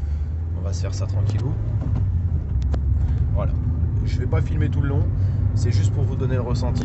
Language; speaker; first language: French; native; French